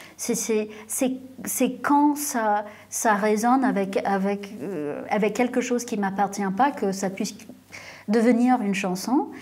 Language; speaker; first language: French; non-native, local second language; English